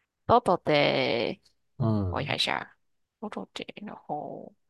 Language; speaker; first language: Japanese; non-native, learner; Chinese